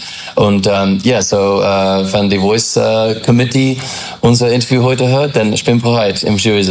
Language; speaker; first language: German; non-native, learner; English